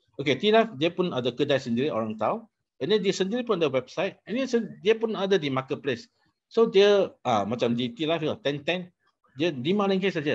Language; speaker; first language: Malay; non-native, local second language; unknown